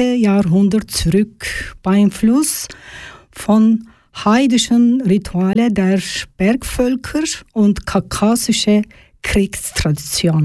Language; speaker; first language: German; non-native, learner; Georgian